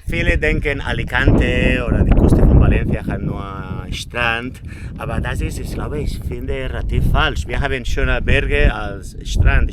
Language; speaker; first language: German; non-native, learner; Spanish